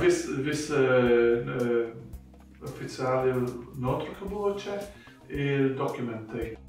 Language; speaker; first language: Lithuanian; non-native, learner; English